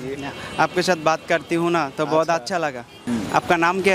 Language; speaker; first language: Hindi; non-native, learner; Bangla